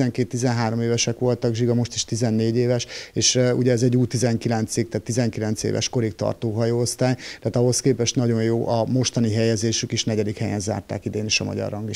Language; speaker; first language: Hungarian; native; Hungarian